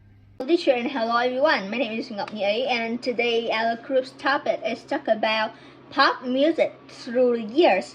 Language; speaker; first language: English; non-native, learner; Vietnamese